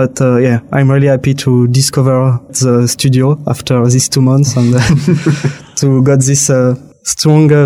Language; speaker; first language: English; non-native, fluent; French